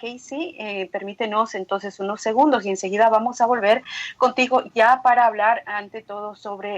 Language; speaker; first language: Spanish; native; Spanish